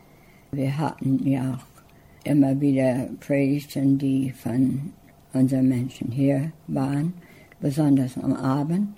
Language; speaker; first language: German; early bilingual, heritage; English